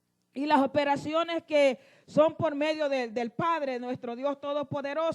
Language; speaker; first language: Spanish; native; Spanish